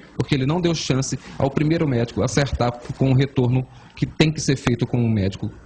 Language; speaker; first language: Portuguese; native; Portuguese